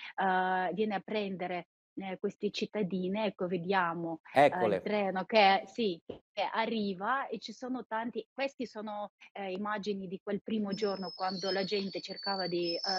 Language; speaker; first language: Italian; non-native, fluent; Ukrainian